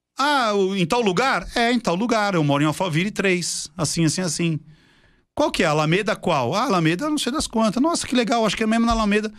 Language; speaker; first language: Portuguese; native; Portuguese